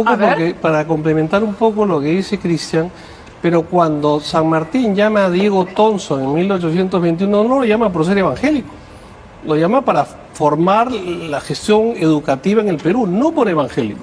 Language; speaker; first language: Spanish; native; Spanish